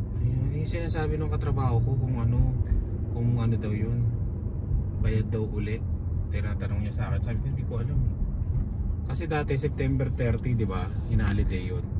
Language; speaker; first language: Filipino; native; Filipino